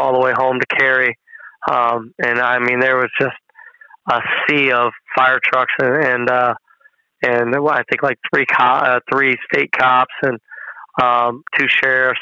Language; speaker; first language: English; native; English